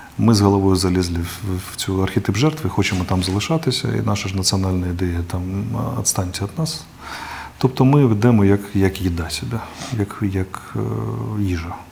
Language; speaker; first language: Ukrainian; non-native, local second language; Russian